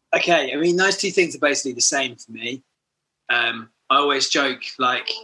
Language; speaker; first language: English; native; English